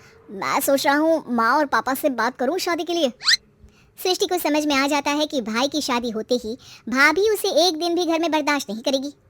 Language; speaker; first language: Hindi; native; Hindi